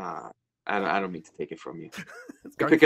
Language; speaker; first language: English; native; English